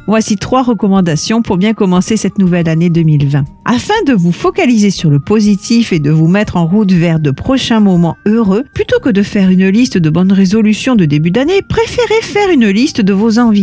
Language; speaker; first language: French; native; French